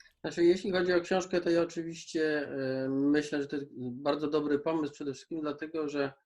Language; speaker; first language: Polish; native; Polish